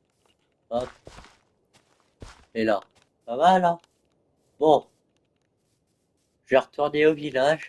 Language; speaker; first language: French; native; French